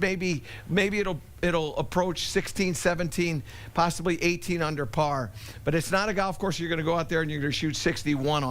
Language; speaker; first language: English; native; English